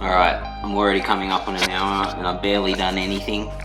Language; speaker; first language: English; native; English